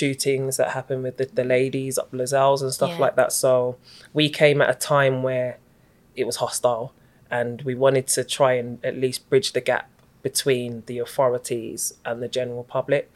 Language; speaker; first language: English; native; English